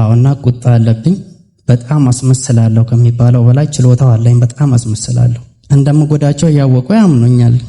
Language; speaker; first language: Amharic; non-native, local second language; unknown